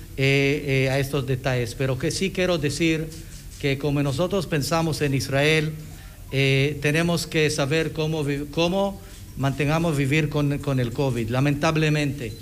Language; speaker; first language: Spanish; non-native, fluent; Hebrew